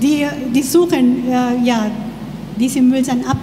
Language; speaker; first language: German; non-native, learner; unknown